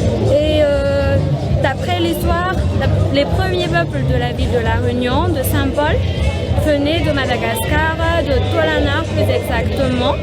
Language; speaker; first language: French; non-native, local second language; Malagasy